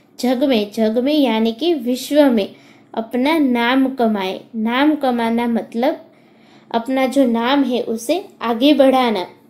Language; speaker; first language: Hindi; non-native, local second language; Gujarati